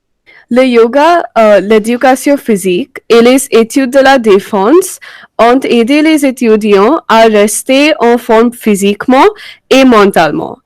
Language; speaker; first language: French; non-native, learner; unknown